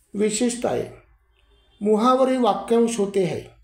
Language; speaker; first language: Hindi; non-native, local second language; Marathi